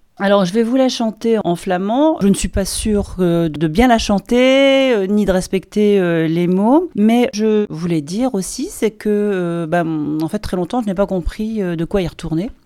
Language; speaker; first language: French; native; French